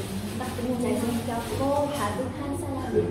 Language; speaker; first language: Korean; non-native, learner; Vietnamese